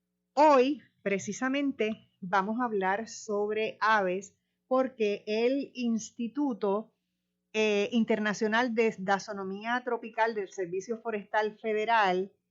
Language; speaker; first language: Spanish; native; Spanish